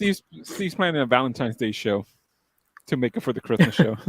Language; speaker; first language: English; native; English